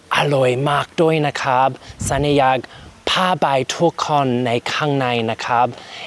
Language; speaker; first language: Thai; non-native, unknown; English